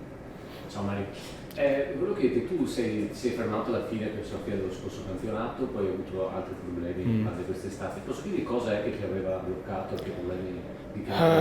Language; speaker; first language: Italian; native; Italian